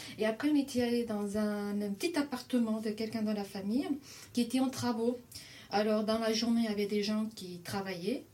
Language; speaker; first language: French; non-native, fluent; Portuguese